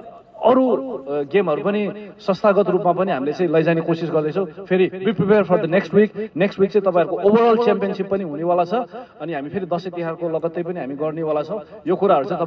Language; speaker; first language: Nepali; native; Nepali